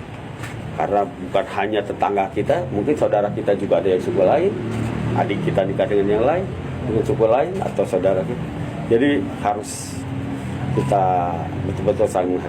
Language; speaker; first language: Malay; non-native, local second language; Sundanese